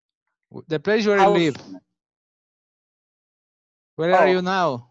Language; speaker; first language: English; non-native, learner; Spanish